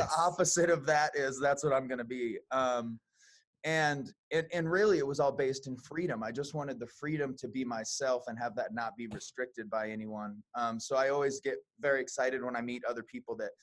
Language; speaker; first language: English; native; English